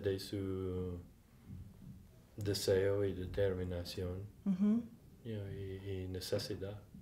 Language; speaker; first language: Spanish; non-native, fluent; English